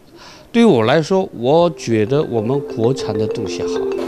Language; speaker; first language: Chinese; non-native, fluent; Korean